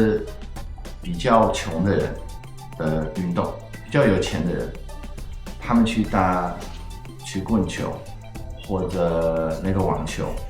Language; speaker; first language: Chinese; non-native, fluent; Dutch